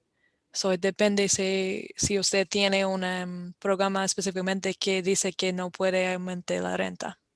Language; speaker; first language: Spanish; non-native, fluent; English